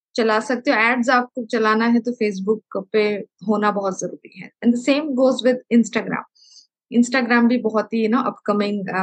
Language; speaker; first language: Hindi; non-native, local second language; Malayalam